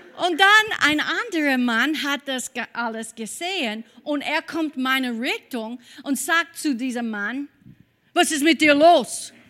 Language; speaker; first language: German; non-native, fluent; English